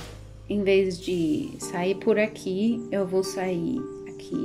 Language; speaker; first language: Portuguese; non-native, fluent; German